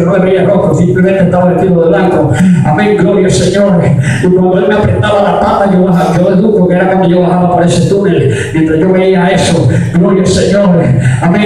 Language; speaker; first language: Spanish; native; Spanish